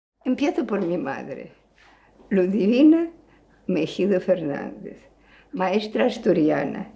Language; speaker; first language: Spanish; early bilingual, heritage; Spanish